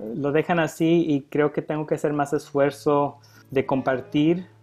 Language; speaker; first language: Spanish; early bilingual, heritage; Spanish